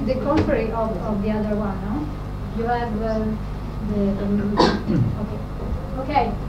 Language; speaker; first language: English; non-native, fluent; Italian